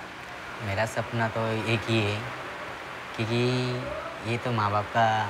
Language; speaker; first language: Hindi; native; Hindi